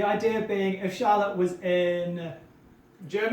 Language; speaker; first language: English; native; English